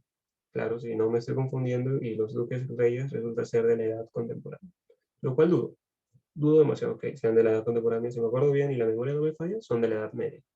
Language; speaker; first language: Spanish; native; Spanish